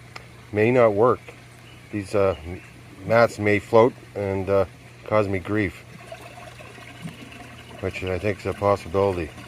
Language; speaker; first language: English; native; English